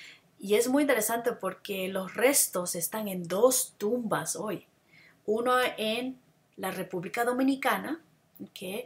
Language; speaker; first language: Spanish; non-native, fluent; English